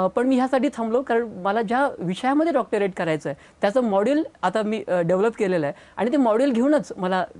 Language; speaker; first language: Marathi; native; Marathi